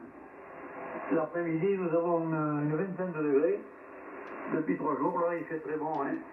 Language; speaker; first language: French; native; French